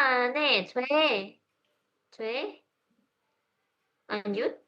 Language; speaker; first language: Korean; non-native, fluent; Indonesian